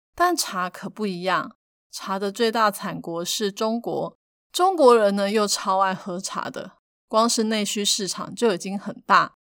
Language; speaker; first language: Chinese; native; Chinese